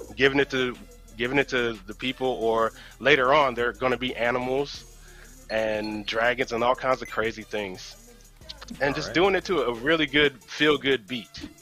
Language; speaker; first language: English; native; English